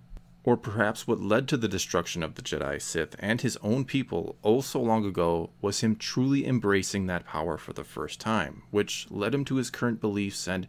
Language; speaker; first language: English; native; English